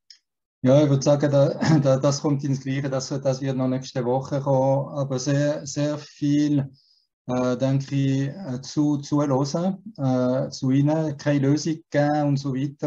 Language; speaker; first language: German; early bilingual, heritage; German